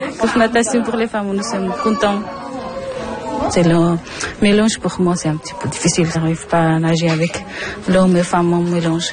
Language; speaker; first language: French; non-native, learner; Persian